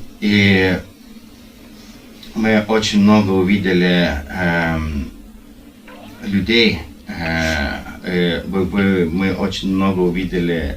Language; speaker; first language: Russian; non-native, learner; Lithuanian